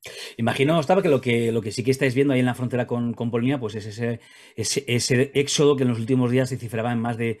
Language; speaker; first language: Spanish; native; Spanish